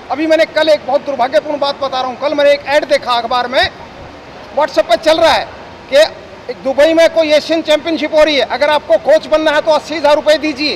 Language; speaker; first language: Hindi; native; Hindi